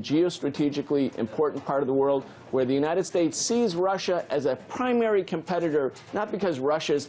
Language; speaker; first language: English; native; English